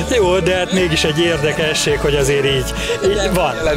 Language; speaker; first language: Hungarian; native; Hungarian